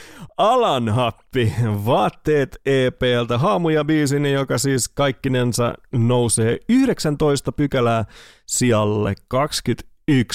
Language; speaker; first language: Finnish; native; Finnish